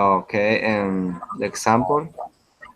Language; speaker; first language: English; non-native, learner; Spanish